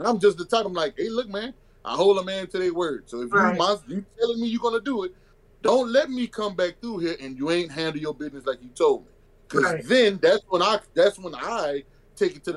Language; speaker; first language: English; native; English